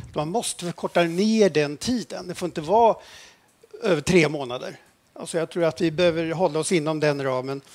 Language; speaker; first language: Swedish; native; Swedish